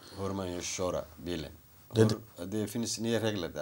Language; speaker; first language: Swedish; non-native, learner; Somali